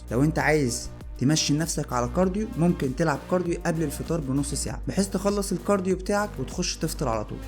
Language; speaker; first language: Arabic; native; Arabic